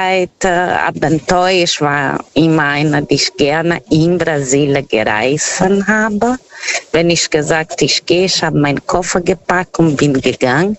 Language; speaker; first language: German; non-native, learner; Portuguese